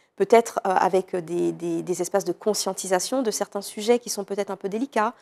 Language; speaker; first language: French; native; French